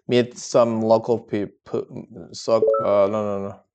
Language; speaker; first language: English; non-native, learner; Korean